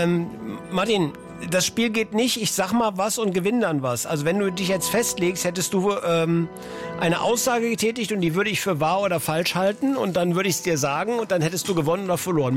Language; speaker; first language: German; native; German